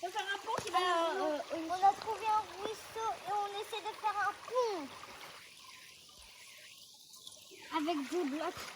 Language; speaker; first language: French; early bilingual, heritage; French